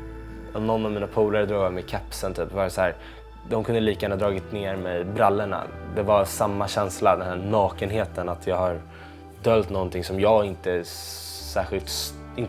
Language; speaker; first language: Swedish; native; Swedish